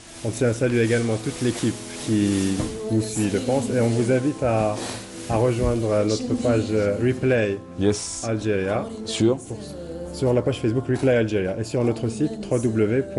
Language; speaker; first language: French; non-native, local second language; Arabic